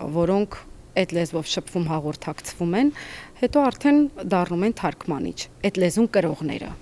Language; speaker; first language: Armenian; non-native, local second language; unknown